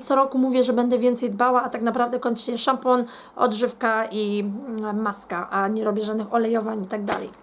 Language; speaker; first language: Polish; native; Polish